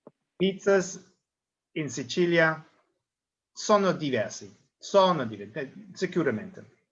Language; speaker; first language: Italian; non-native, learner; English